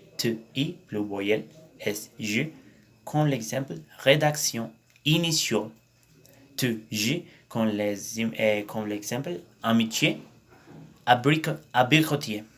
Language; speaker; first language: French; non-native, learner; Spanish